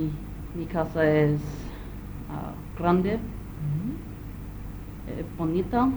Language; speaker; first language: Spanish; non-native, learner; English